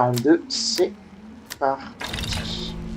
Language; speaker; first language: French; native; French